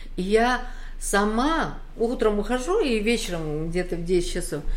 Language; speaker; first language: Russian; native; Russian